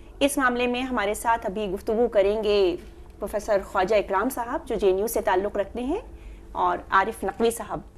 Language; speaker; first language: Urdu; native; Urdu